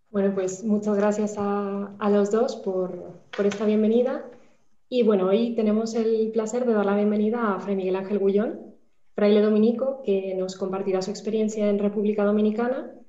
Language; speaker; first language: Spanish; native; Spanish